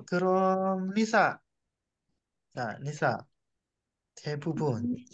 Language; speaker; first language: Korean; non-native, fluent; Indonesian